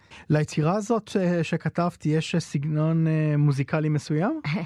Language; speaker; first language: Hebrew; native; Hebrew